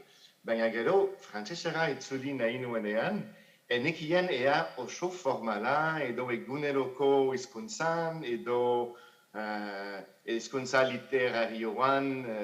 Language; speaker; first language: Basque; non-native, fluent; French